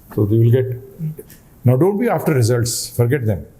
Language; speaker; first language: English; non-native, local second language; Hindi